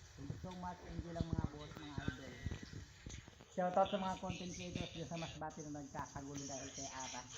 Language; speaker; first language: Filipino; non-native, local second language; Masbatenyo